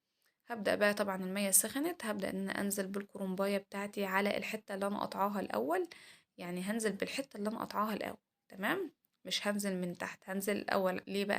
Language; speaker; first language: Arabic; native; Arabic